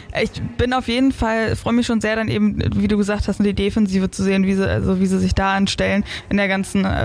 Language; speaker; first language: German; native; German